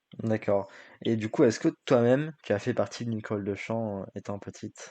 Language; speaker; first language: French; native; French